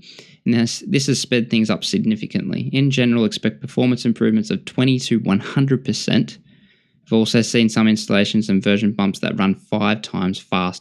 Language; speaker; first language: English; native; English